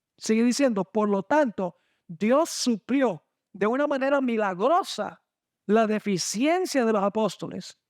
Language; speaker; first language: Spanish; non-native, fluent; English